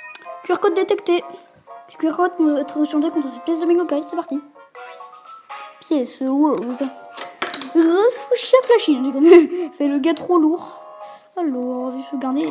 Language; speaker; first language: French; native; French